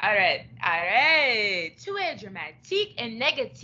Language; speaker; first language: French; non-native, learner; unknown